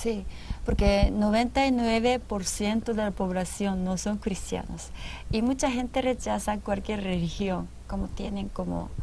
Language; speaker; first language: Spanish; non-native, fluent; Japanese